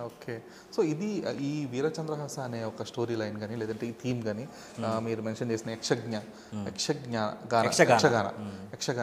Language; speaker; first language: Telugu; native; Telugu